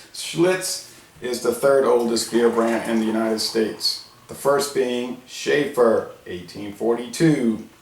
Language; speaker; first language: English; native; English